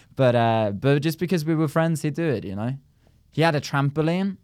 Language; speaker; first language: English; non-native, fluent; Norwegian